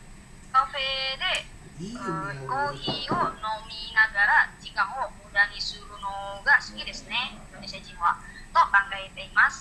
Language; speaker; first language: Japanese; non-native, learner; Indonesian